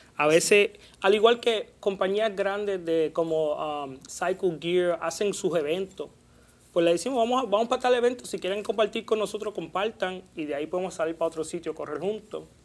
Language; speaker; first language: Spanish; early bilingual, heritage; Spanish